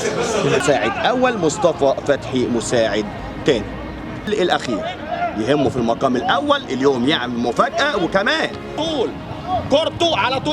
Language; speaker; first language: Arabic; native; Arabic